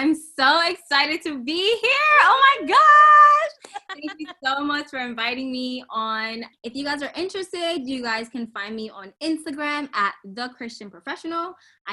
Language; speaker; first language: English; non-native, local second language; French